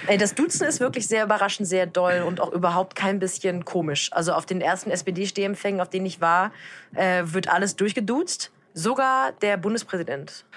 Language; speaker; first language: German; native; German